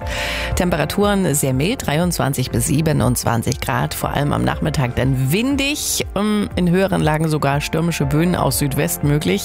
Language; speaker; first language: German; native; German